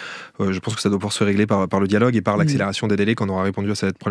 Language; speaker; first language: French; native; French